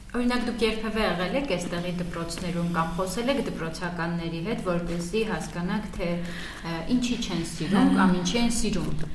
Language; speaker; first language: Armenian; native; Armenian